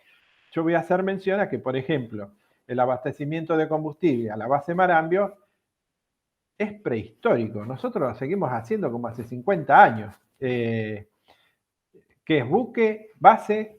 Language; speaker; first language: Spanish; native; Spanish